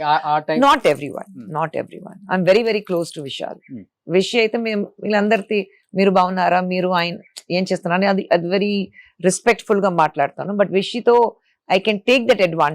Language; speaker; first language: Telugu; non-native, fluent; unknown